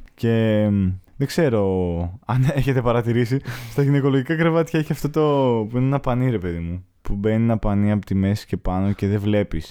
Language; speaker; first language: Greek; native; Greek